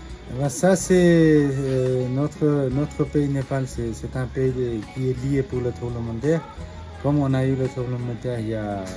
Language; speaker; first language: French; non-native, fluent; Nepali